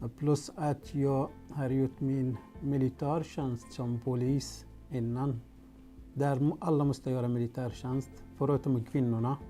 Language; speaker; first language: Swedish; non-native, fluent; Arabic